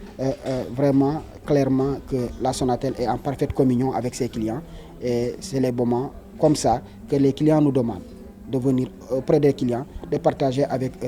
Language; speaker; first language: French; non-native, local second language; Wolof